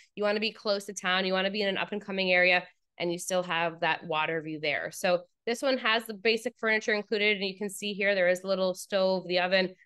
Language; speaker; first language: English; native; English